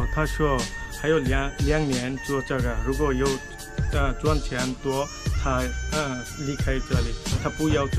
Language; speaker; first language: Chinese; non-native, learner; Bangla